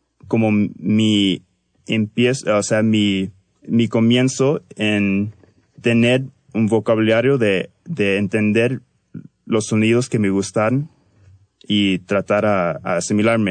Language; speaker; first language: Spanish; early bilingual, heritage; Spanish